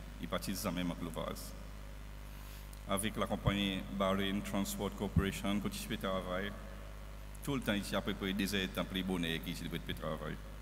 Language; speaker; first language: French; non-native, local second language; Seselwa Creole French